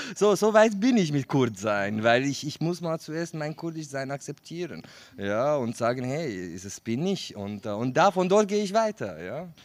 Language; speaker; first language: German; non-native, fluent; Kurdish